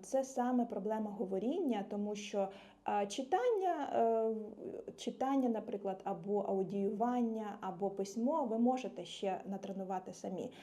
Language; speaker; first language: Ukrainian; native; Ukrainian